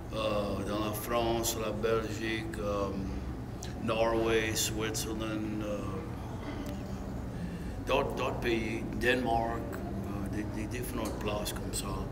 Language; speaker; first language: French; non-native, local second language; English